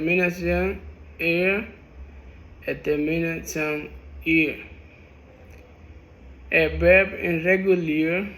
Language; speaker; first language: French; non-native, learner; Spanish